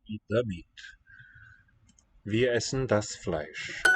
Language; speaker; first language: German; non-native, learner; English